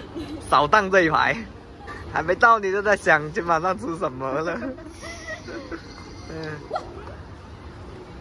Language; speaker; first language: Chinese; native; Chinese